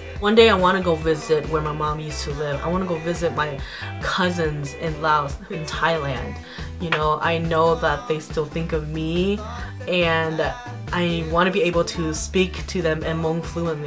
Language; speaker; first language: English; early bilingual, other home language; Hmong